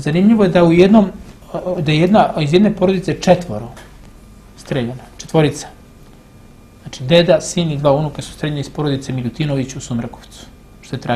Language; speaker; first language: Serbian; native; Serbian